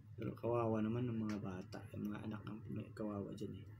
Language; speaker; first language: Filipino; non-native, local second language; Cebuano